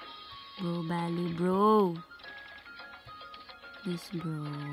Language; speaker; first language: English; non-native, local second language; Cebuano